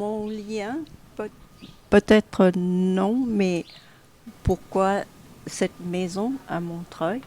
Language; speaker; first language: French; non-native, fluent; Vietnamese